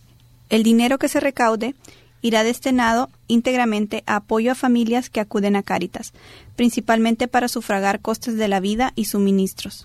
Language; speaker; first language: Spanish; native; Spanish